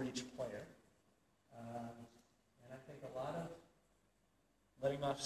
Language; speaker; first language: English; native; English